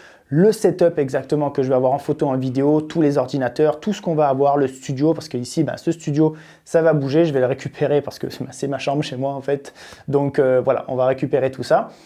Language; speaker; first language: French; native; French